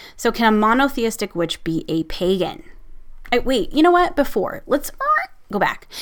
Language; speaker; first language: English; native; English